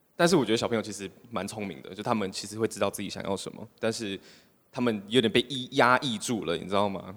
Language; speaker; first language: Chinese; early bilingual, heritage; Chinese